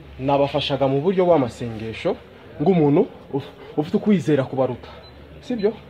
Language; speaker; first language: Kinyarwanda; non-native, fluent; Swahili